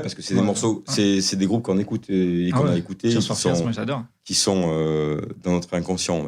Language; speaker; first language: French; native; French